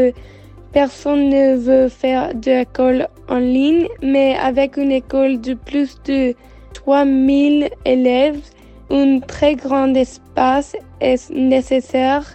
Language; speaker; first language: French; non-native, learner; English